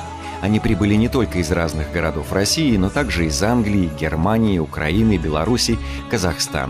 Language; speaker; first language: Russian; native; Russian